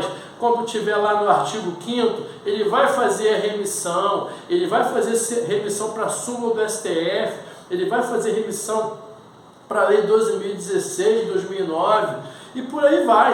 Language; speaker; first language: Portuguese; native; Portuguese